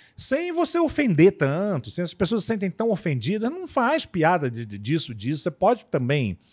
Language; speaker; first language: Portuguese; native; Portuguese